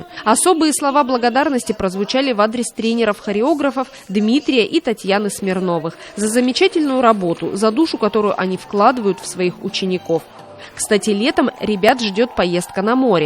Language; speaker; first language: Russian; native; Russian